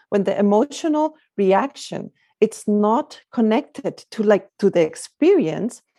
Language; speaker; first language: English; non-native, fluent; Spanish